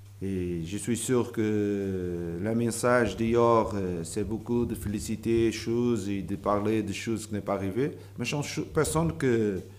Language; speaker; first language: French; non-native, learner; Portuguese